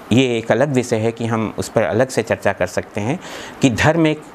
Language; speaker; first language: Hindi; native; Hindi